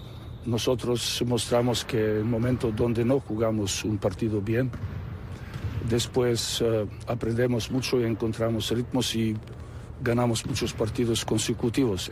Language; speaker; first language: Spanish; non-native, fluent; Serbian